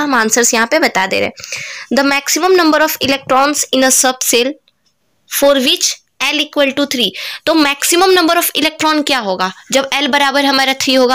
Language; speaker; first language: Hindi; native; Hindi